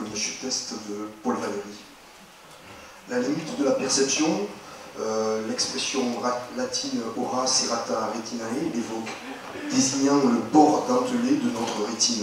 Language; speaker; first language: French; native; French